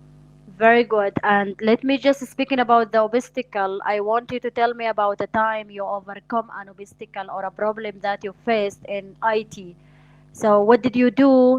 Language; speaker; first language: English; non-native, fluent; Arabic